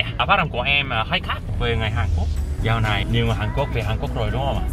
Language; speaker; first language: Vietnamese; non-native, fluent; Korean